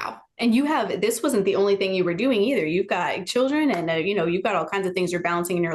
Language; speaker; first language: English; native; English